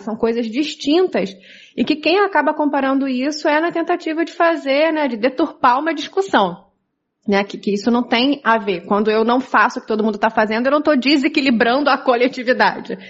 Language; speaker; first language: Portuguese; native; Portuguese